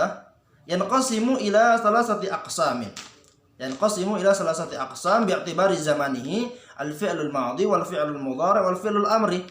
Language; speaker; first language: Arabic; non-native, learner; Indonesian